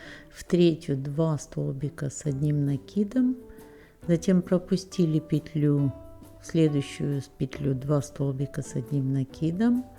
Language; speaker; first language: Russian; native; Russian